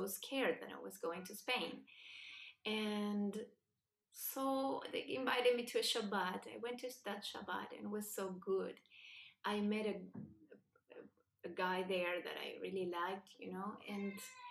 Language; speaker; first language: English; non-native, fluent; Spanish